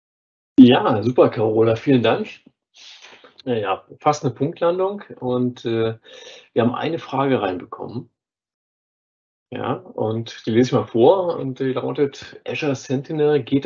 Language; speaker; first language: German; native; German